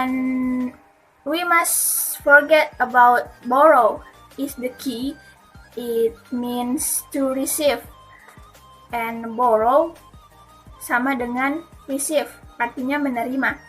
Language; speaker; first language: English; non-native, learner; Indonesian